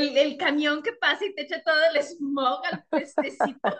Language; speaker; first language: Spanish; early bilingual, heritage; Spanish